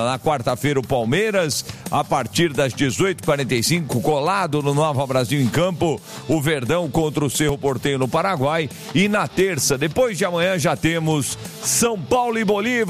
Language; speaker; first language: Portuguese; native; Portuguese